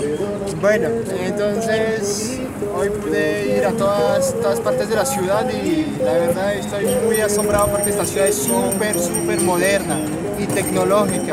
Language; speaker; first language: Spanish; non-native, fluent; French